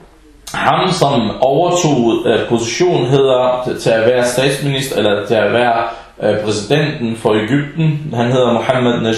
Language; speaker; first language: Danish; early bilingual, other home language; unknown